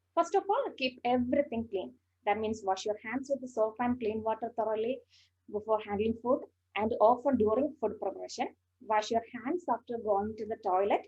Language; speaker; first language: English; non-native, local second language; Malayalam